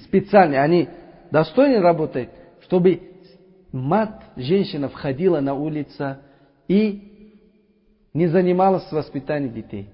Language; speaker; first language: Russian; non-native, learner; Uzbek